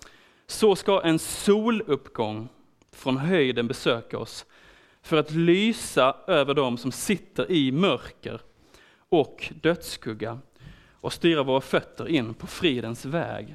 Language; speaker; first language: Swedish; native; Swedish